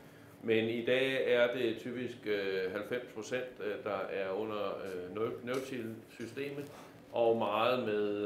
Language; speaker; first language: Danish; native; Danish